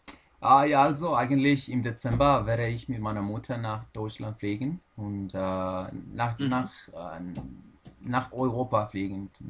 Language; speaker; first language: German; non-native, learner; Spanish